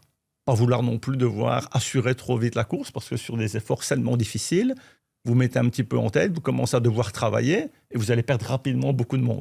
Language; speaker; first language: French; native; French